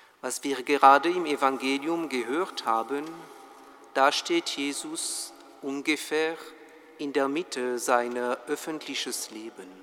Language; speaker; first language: German; non-native, fluent; French